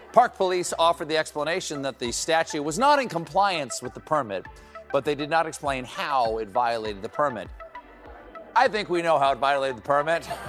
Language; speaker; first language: English; native; English